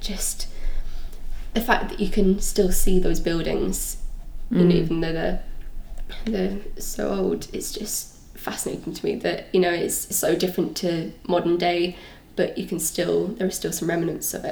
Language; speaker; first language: English; native; English